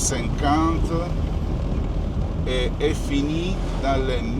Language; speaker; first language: French; non-native, learner; Italian